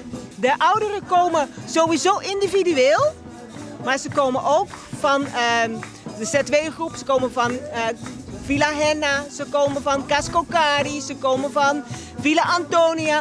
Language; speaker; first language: Dutch; non-native, local second language; Papiamento